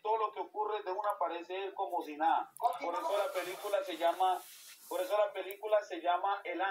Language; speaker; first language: Spanish; native; Spanish